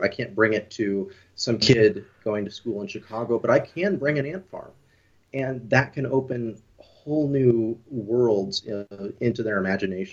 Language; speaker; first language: English; native; English